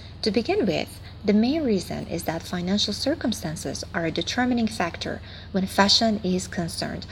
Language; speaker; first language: English; non-native, fluent; Persian